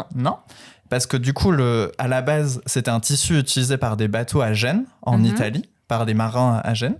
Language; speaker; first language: French; native; French